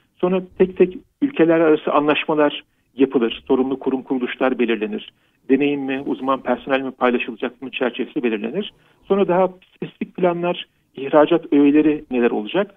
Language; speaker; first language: Turkish; native; Turkish